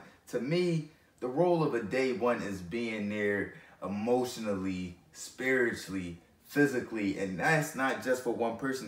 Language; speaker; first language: English; native; English